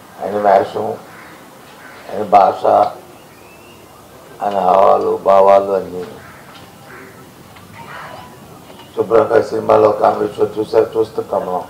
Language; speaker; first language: Telugu; native; Telugu